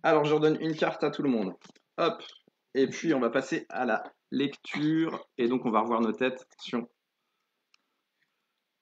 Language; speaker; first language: French; native; French